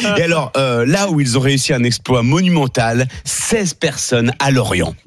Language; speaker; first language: French; native; French